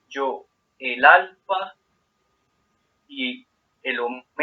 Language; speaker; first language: Spanish; native; Spanish